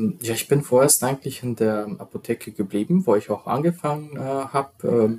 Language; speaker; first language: German; non-native, fluent; Serbian